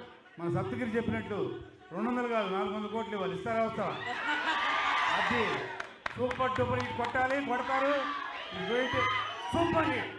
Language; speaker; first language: Telugu; native; Telugu